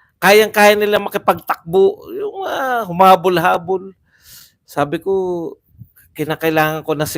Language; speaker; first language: Filipino; native; Filipino